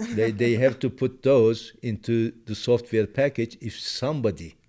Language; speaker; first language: English; non-native, fluent; Turkish